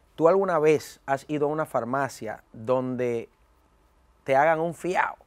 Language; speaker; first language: Spanish; native; Spanish